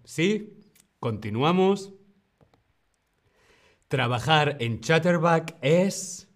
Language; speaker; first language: Spanish; non-native, fluent; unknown